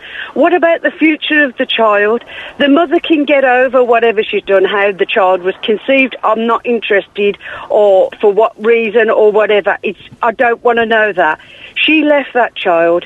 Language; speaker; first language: English; native; English